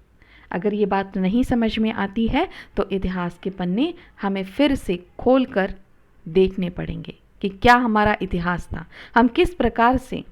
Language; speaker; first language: Hindi; non-native, local second language; Marathi